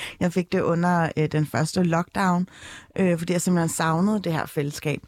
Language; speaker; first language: Danish; native; Danish